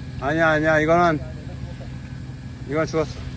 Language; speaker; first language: Korean; native; Korean